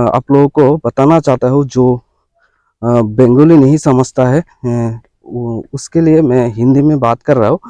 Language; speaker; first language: Hindi; non-native, local second language; Bangla